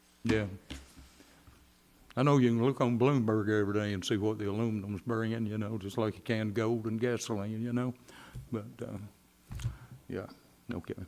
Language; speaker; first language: English; native; English